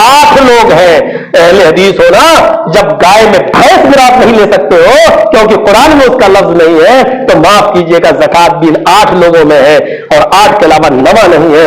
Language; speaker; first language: Urdu; native; Urdu